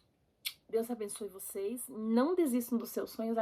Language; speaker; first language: Portuguese; native; Portuguese